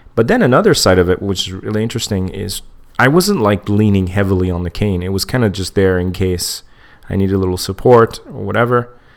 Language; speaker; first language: English; native; English